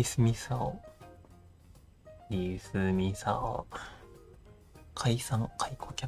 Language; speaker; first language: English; non-native, learner; Japanese